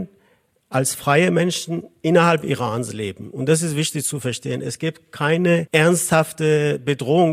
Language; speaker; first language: German; non-native, fluent; Azerbaijani